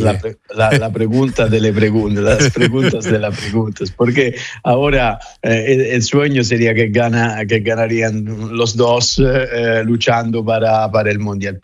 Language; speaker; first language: Spanish; non-native, fluent; Italian